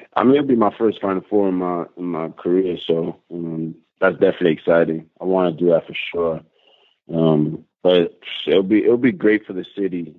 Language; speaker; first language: English; native; English